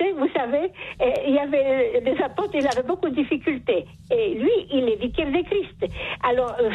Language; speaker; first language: French; non-native, fluent; Polish